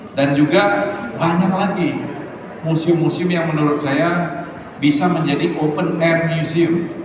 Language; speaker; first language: Indonesian; native; Indonesian